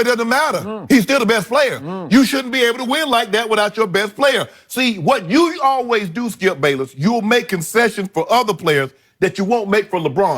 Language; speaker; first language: English; native; English